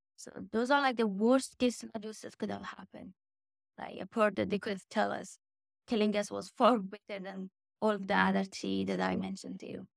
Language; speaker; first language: English; non-native, fluent; Persian